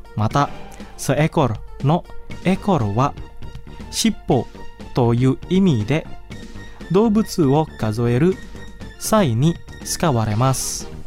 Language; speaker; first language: Japanese; non-native, fluent; Indonesian